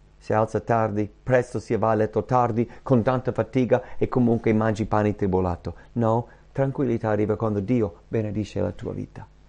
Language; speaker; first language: Italian; non-native, fluent; English